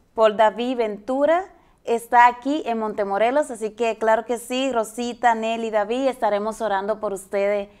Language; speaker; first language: Spanish; native; Spanish